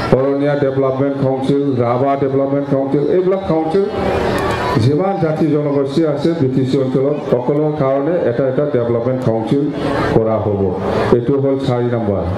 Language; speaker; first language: Assamese; non-native, local second language; Bodo